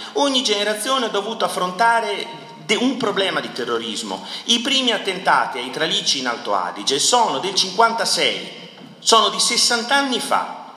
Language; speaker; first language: Italian; native; Italian